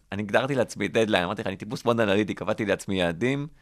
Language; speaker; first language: Hebrew; native; Hebrew